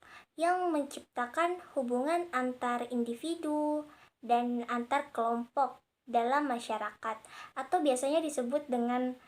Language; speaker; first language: Indonesian; native; Indonesian